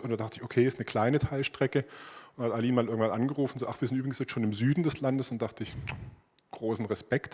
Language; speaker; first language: German; native; German